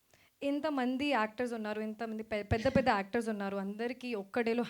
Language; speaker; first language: Telugu; non-native, local second language; Hindi